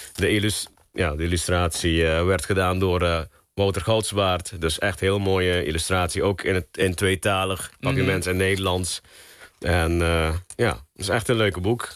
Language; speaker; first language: Dutch; non-native, local second language; Papiamento